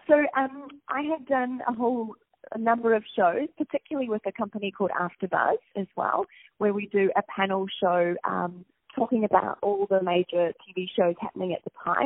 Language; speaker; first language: English; native; English